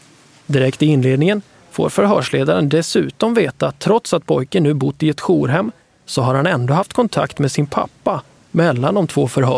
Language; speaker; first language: Swedish; native; Swedish